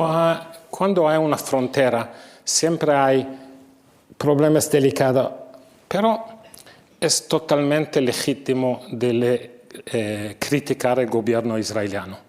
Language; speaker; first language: Spanish; non-native, fluent; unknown